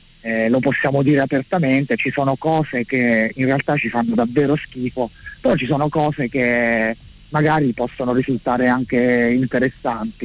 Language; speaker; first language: Italian; native; Italian